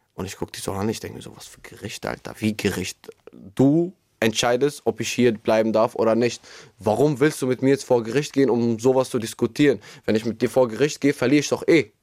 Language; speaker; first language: German; non-native, fluent; Albanian